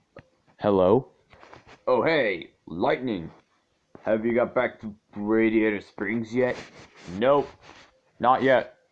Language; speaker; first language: English; native; English